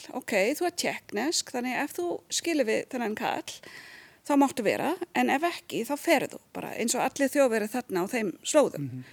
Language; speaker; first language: Icelandic; non-native, fluent; German